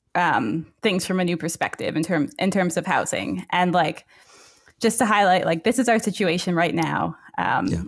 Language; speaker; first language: English; native; English